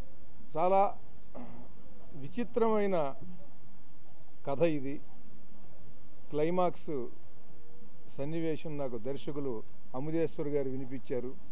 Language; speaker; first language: Telugu; native; Telugu